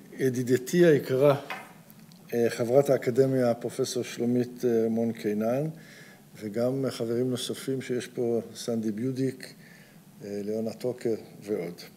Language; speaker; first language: Hebrew; early bilingual, other home language; English